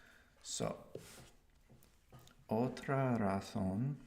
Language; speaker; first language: Spanish; non-native, learner; English